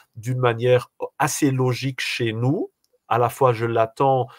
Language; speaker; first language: French; native; French